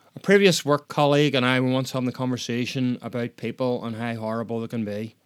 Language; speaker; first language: English; native; English